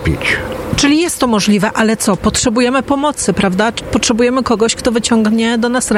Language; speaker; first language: Polish; native; Polish